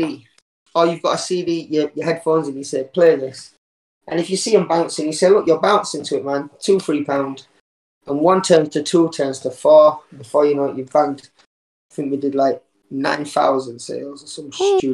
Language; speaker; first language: English; native; English